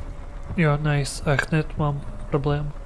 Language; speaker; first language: Czech; non-native, learner; Ukrainian